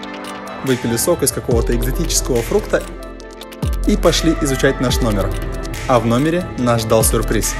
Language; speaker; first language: Russian; native; Russian